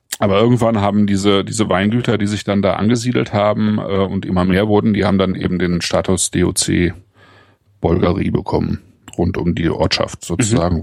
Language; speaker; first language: German; native; German